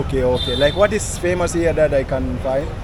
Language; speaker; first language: English; non-native, fluent; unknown